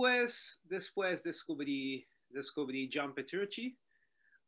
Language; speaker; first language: Spanish; non-native, learner; Portuguese